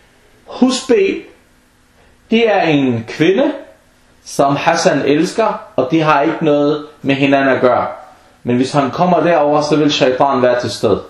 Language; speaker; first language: Danish; non-native, fluent; Arabic